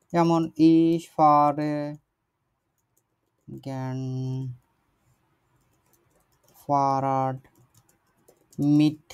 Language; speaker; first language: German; non-native, learner; Bangla